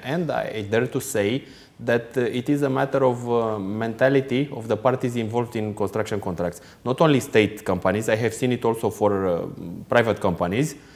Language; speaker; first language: English; non-native, fluent; Romanian